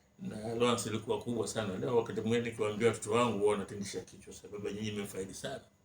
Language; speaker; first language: Swahili; native; Swahili